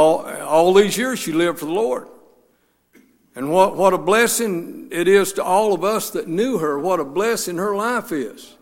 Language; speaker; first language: English; native; English